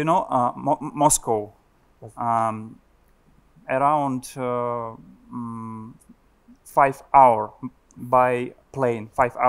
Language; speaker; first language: English; non-native, learner; Russian